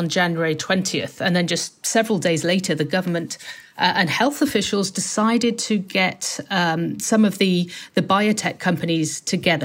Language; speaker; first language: English; native; English